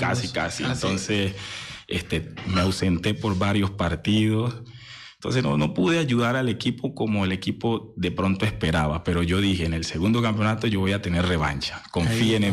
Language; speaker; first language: Spanish; native; Spanish